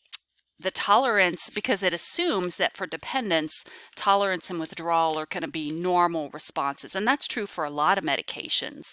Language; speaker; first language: English; native; English